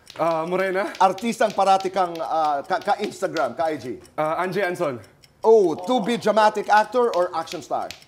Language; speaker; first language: Filipino; non-native, local second language; Cebuano